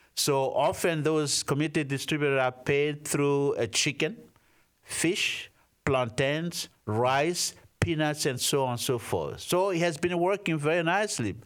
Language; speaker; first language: English; non-native, fluent; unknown